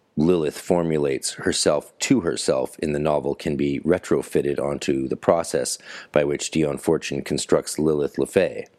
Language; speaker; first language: English; native; English